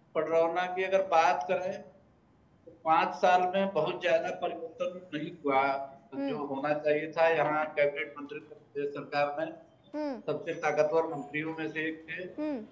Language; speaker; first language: Hindi; native; Hindi